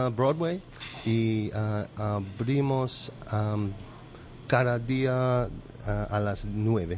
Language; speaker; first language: Spanish; non-native, learner; English